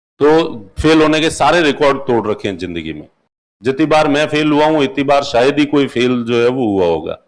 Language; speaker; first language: Hindi; non-native, local second language; Marwari